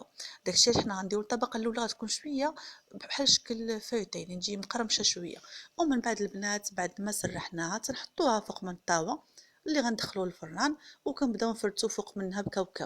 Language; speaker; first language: Arabic; native; Arabic